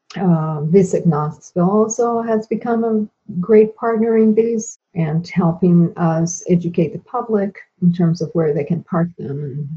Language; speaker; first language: English; non-native, fluent; Spanish